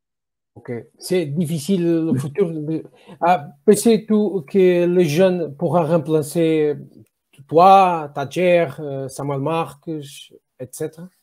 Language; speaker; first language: French; non-native, learner; Portuguese